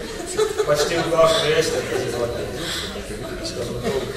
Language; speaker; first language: Russian; non-native, learner; Estonian